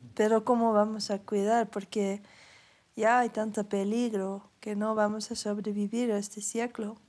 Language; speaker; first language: Spanish; non-native, learner; Dutch